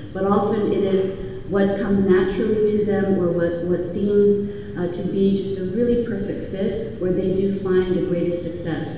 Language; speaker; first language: English; early bilingual, other home language; Korean